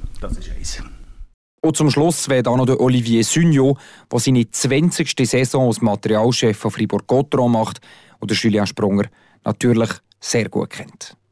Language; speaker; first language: German; native; German